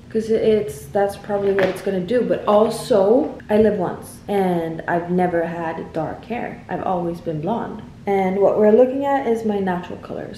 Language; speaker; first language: English; non-native, fluent; Swedish